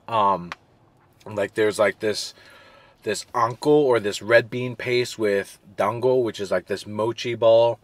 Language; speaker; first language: English; native; English